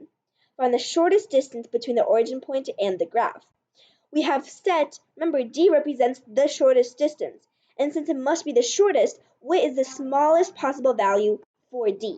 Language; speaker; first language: English; native; English